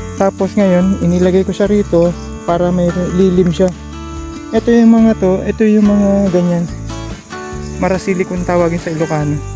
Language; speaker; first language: Filipino; non-native, local second language; Iloko